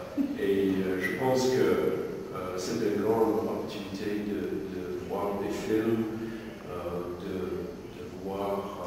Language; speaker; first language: French; non-native, learner; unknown